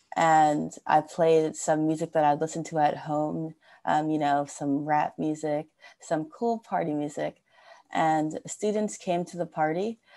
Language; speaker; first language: English; native; English